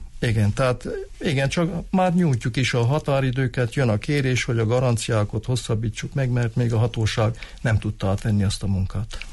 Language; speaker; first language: Hungarian; native; Hungarian